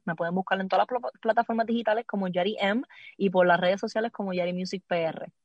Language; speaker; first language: Spanish; native; Spanish